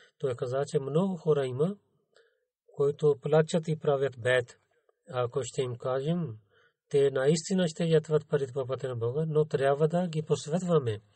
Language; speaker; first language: Bulgarian; non-native, fluent; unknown